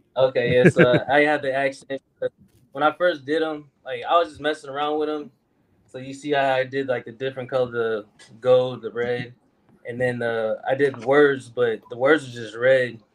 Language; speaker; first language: English; native; English